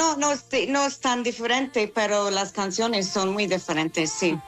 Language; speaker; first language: Spanish; non-native, fluent; English